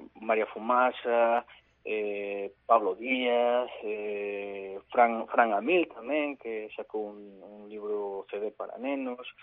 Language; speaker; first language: Galician; early bilingual, other home language; Spanish